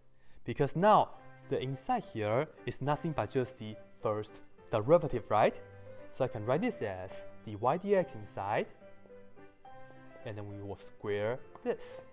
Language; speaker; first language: English; non-native, fluent; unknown